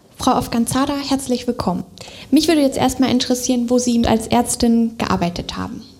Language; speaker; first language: German; native; German